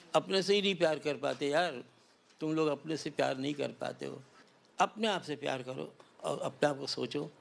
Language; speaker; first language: Hindi; native; Hindi